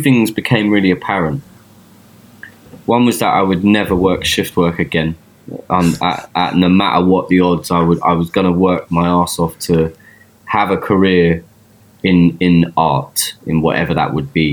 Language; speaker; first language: English; native; English